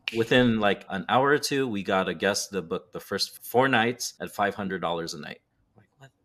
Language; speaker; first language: English; native; English